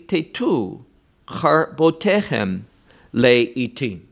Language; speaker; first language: Hebrew; non-native, fluent; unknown